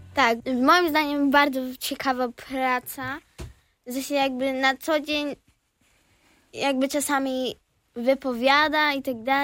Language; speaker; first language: Polish; early bilingual, heritage; Polish